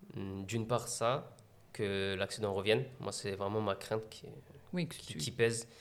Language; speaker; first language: French; native; French